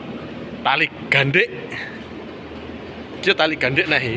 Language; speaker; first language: Indonesian; non-native, local second language; Javanese